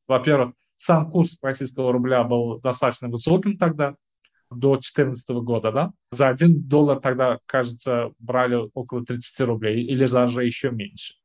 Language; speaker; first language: Russian; non-native, local second language; Uzbek